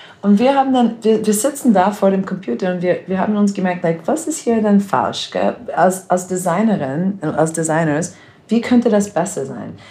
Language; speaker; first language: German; non-native, fluent; English